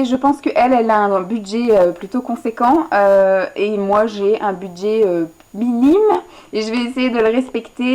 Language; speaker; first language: French; native; French